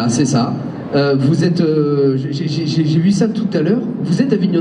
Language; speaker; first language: French; native; French